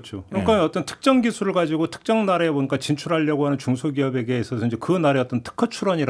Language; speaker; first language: Korean; native; Korean